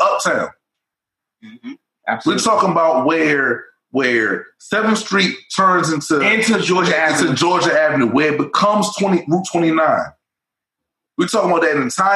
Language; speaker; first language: English; native; English